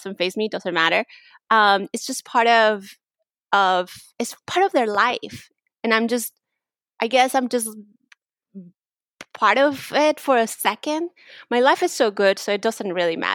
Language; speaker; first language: English; non-native, fluent; Spanish